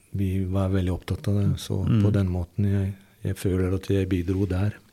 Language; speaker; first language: Norwegian; non-native, fluent; Hungarian